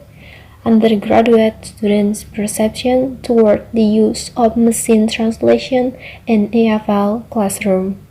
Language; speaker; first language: English; non-native, learner; Indonesian